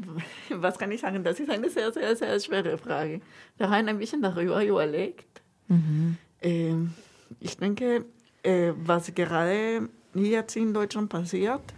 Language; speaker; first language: German; non-native, fluent; Spanish